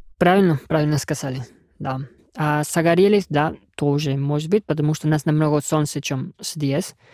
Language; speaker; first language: Russian; non-native, fluent; Spanish